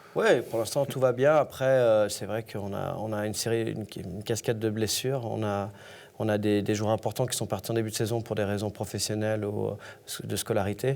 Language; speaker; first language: French; native; French